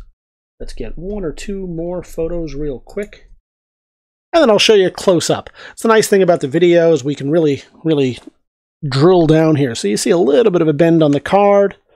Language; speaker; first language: English; native; English